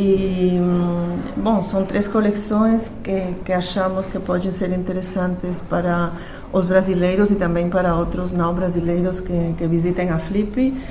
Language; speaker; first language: Portuguese; non-native, fluent; Spanish